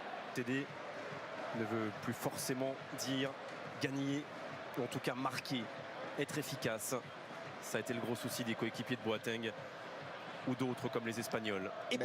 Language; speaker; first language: French; native; French